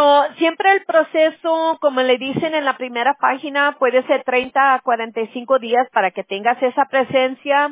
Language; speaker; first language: Spanish; early bilingual, heritage; Spanish